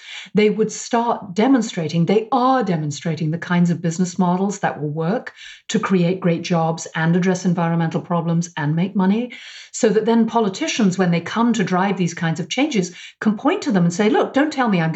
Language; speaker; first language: English; native; English